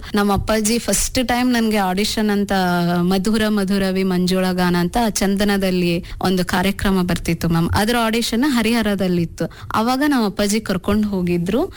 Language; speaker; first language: Kannada; non-native, local second language; Urdu